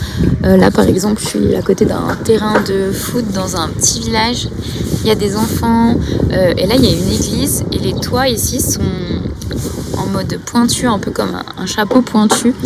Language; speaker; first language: French; native; French